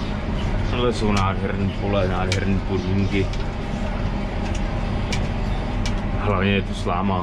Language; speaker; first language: Czech; native; Czech